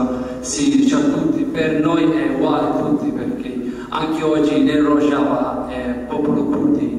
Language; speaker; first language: Italian; non-native, learner; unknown